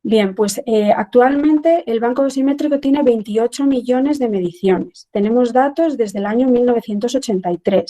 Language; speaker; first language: Spanish; native; Spanish